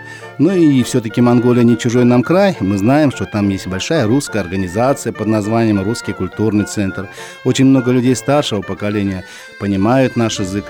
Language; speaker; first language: Russian; native; Russian